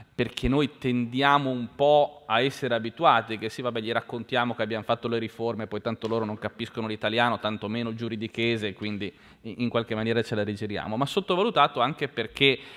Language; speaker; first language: Italian; native; Italian